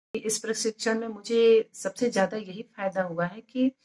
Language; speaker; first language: Hindi; native; Hindi